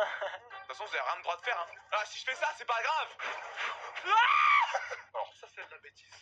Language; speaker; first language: French; native; French